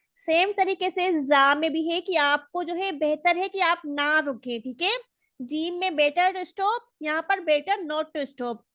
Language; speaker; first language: Urdu; native; Urdu